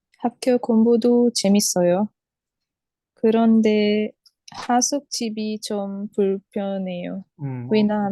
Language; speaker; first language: Korean; non-native, learner; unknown